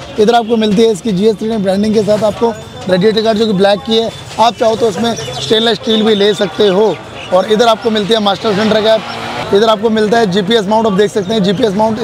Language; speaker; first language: Hindi; native; Hindi